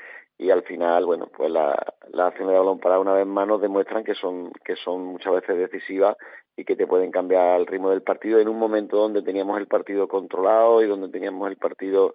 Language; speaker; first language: Spanish; native; Spanish